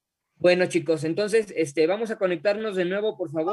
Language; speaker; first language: Spanish; native; Spanish